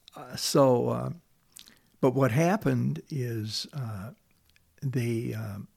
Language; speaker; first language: English; native; English